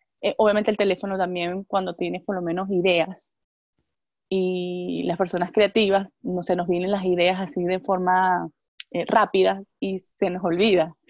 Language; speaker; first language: Spanish; native; Spanish